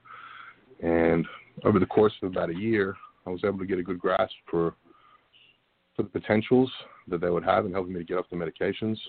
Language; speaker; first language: English; native; English